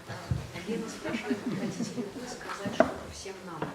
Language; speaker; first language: Russian; native; Russian